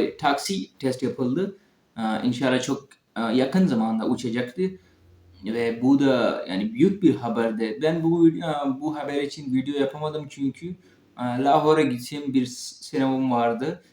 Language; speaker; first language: Turkish; non-native, learner; Urdu